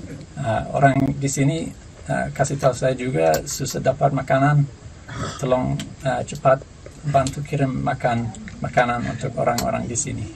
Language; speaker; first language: Indonesian; non-native, fluent; English